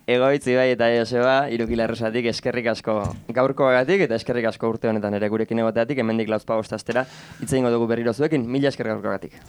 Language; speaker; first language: Basque; native; Basque